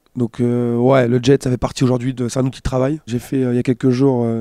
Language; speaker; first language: French; native; French